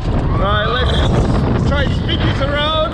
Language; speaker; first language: English; native; English